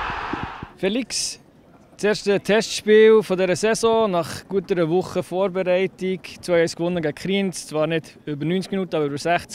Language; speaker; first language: German; native; German